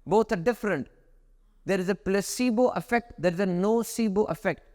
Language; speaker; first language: English; non-native, local second language; Urdu